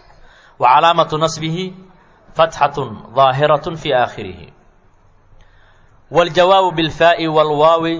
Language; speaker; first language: Arabic; non-native, fluent; Somali